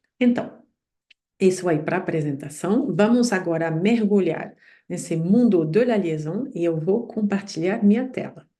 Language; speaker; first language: Portuguese; non-native, fluent; French